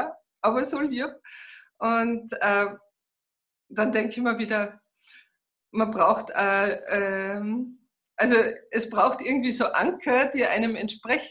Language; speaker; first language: German; native; German